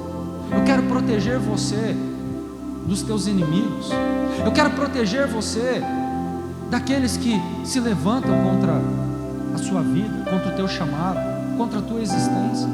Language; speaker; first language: Portuguese; native; Portuguese